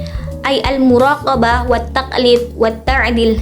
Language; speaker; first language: Arabic; non-native, learner; Indonesian